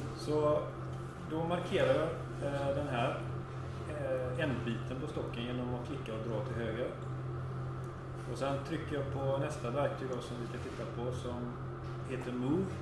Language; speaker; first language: Swedish; native; Swedish